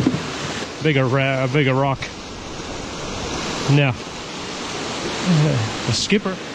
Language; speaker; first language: English; native; English